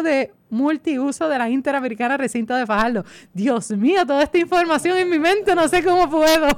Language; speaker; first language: Spanish; native; Spanish